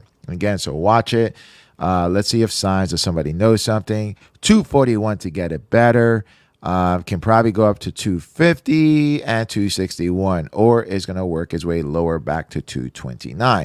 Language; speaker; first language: English; native; English